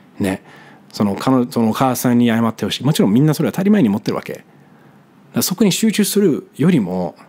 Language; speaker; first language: Japanese; non-native, fluent; English